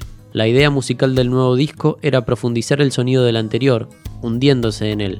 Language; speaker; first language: Spanish; native; Spanish